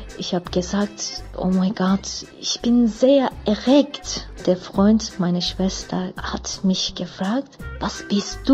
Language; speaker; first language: German; non-native, fluent; French